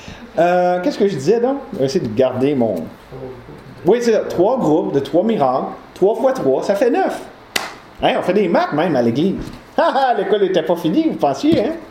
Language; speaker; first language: French; native; French